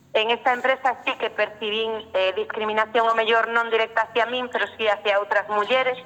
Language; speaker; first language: Spanish; native; Spanish